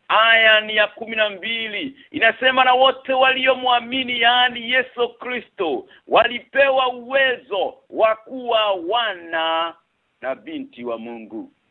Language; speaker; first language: Swahili; non-native, local second language; Kikuyu